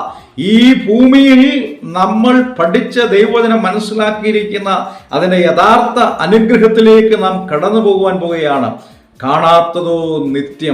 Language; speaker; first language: Malayalam; native; Malayalam